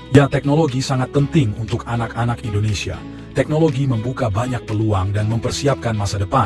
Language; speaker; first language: Indonesian; non-native, fluent; Japanese